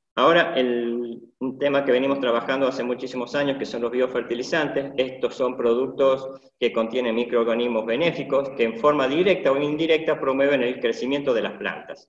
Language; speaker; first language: Spanish; native; Spanish